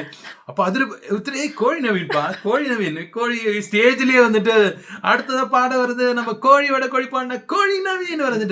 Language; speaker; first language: Malayalam; early bilingual, heritage; Malayalam